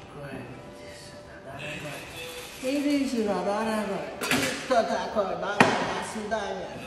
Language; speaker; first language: Russian; non-native, learner; Turkmen